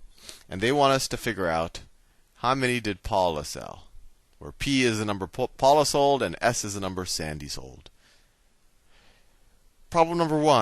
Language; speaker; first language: English; native; English